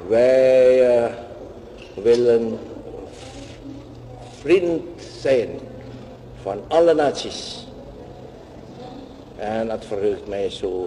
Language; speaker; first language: Dutch; non-native, local second language; Javanese